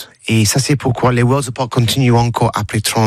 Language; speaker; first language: French; non-native, learner; English